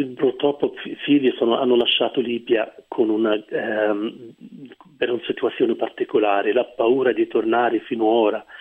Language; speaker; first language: Italian; non-native, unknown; Arabic